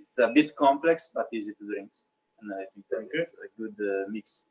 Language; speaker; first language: English; non-native, learner; Italian